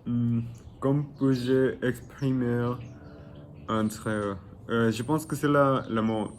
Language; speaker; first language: French; non-native, learner; Spanish